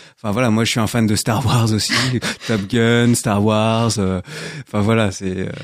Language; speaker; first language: French; native; French